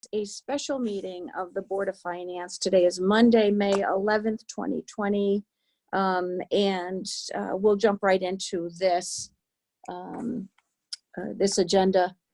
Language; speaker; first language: English; native; English